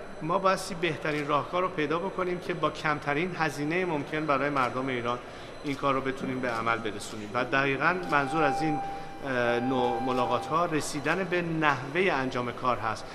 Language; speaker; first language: Persian; native; Persian